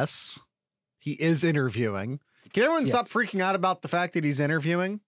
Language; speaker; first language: English; native; English